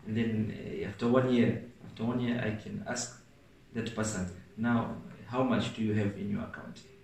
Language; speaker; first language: English; non-native, local second language; Swahili